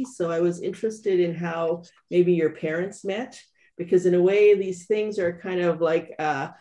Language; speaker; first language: English; native; English